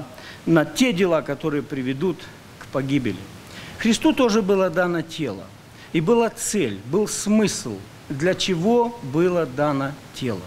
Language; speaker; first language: Russian; native; Russian